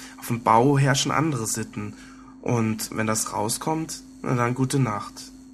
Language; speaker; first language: German; native; German